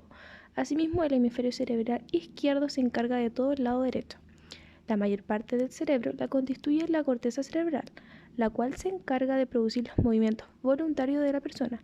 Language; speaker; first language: Spanish; native; Spanish